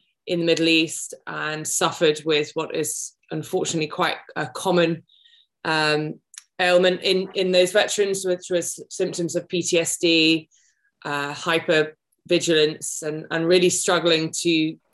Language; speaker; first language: English; native; English